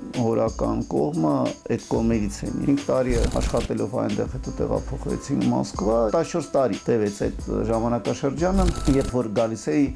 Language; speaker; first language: Armenian; non-native, local second language; Russian